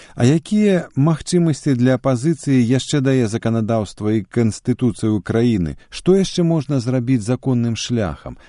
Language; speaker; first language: Belarusian; native; Belarusian